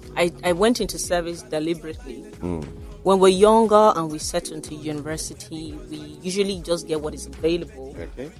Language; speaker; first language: English; non-native, local second language; Yoruba